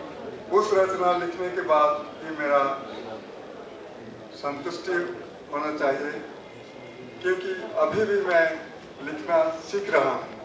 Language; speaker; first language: Hindi; non-native, local second language; Odia